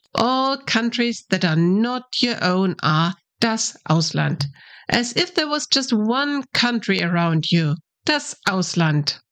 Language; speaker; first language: English; non-native, fluent; German